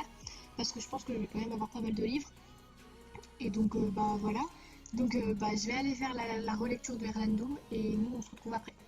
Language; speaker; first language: French; native; French